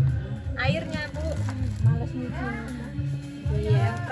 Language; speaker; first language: Indonesian; native; Indonesian